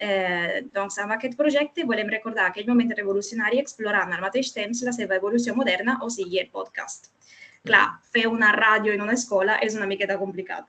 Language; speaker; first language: Catalan; non-native, fluent; Italian